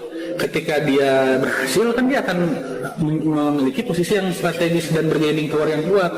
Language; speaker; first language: Indonesian; native; Indonesian